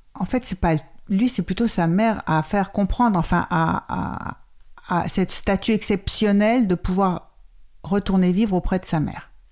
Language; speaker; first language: French; native; French